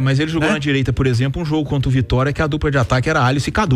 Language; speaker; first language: Portuguese; native; Portuguese